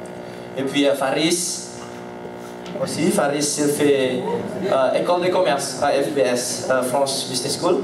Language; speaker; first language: French; non-native, learner; Indonesian